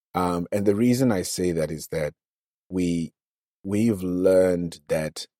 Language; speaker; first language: English; non-native, local second language; Shona